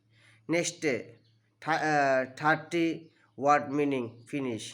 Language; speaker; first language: English; non-native, learner; Bangla